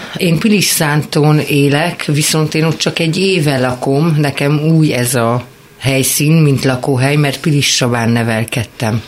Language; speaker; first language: Hungarian; native; Hungarian